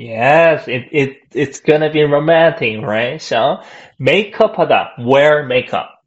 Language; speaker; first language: English; non-native, fluent; Korean